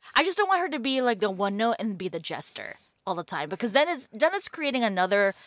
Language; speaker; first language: English; native; English